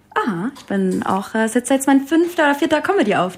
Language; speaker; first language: German; early bilingual, other home language; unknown